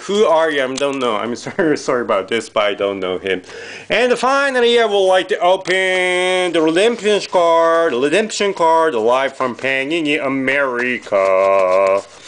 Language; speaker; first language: English; non-native, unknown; Japanese